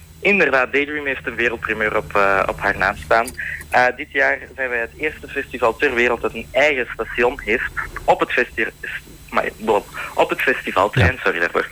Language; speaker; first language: Dutch; native; Dutch